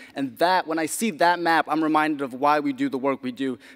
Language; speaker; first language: English; native; English